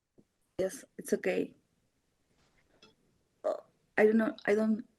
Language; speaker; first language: English; non-native, learner; Spanish